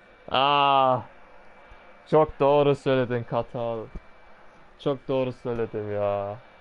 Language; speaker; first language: Turkish; early bilingual, other home language; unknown